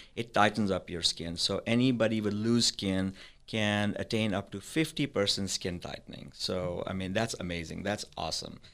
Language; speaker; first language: English; non-native, local second language; Urdu